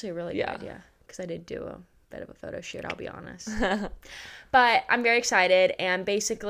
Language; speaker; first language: English; native; English